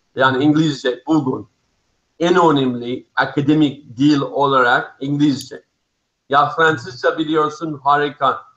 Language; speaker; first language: Turkish; non-native, fluent; English